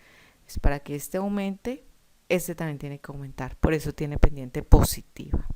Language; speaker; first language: Spanish; native; Spanish